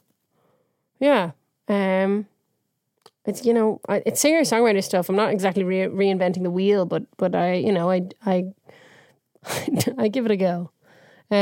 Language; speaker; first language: English; native; English